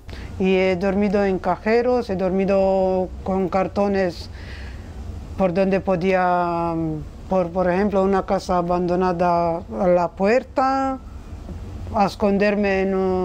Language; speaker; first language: Spanish; non-native, learner; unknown